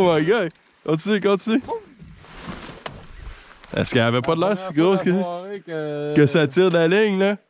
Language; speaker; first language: French; native; French